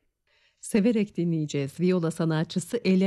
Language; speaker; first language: Turkish; native; Turkish